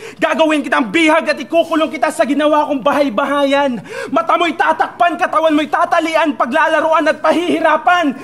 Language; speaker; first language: Filipino; non-native, local second language; Cebuano